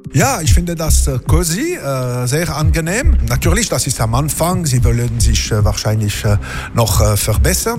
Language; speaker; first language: German; non-native, local second language; French